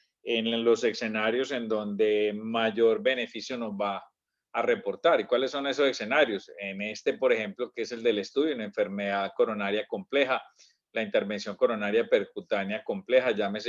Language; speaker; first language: Spanish; native; Spanish